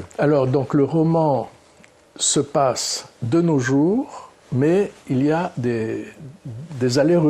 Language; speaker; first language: French; early bilingual, other home language; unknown